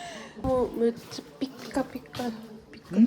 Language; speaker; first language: Japanese; non-native, learner; Korean